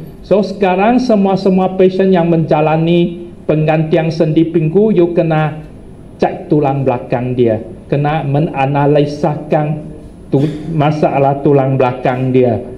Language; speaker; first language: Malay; non-native, local second language; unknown